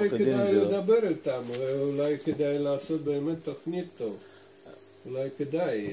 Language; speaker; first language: Hebrew; non-native, fluent; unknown